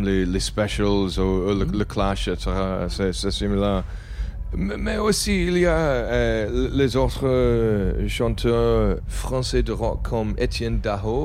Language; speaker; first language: French; non-native, learner; English